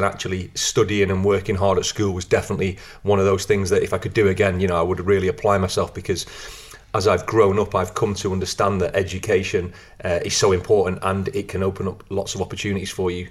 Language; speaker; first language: English; native; English